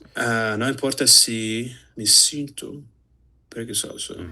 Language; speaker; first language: Portuguese; non-native, learner; English